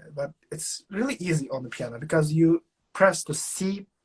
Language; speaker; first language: English; non-native, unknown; Turkish